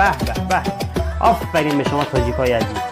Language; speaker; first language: Persian; native; Persian